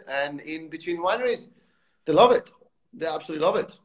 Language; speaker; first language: English; non-native, fluent; Italian